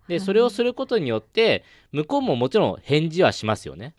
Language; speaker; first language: Japanese; non-native, fluent; Chinese